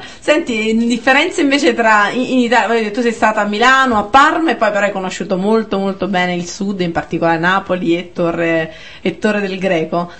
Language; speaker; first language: Italian; native; Italian